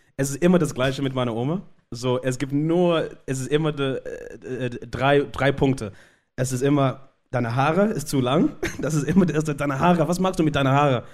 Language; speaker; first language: German; non-native, fluent; Shona